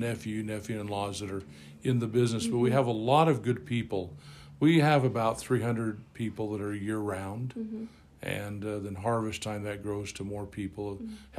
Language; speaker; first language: English; native; English